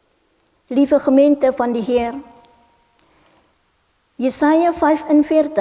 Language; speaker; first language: Dutch; non-native, fluent; Indonesian